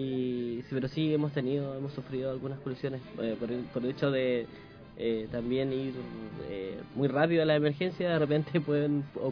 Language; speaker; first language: Spanish; native; Spanish